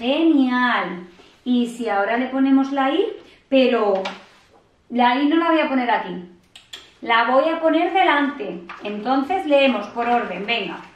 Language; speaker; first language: Spanish; native; Spanish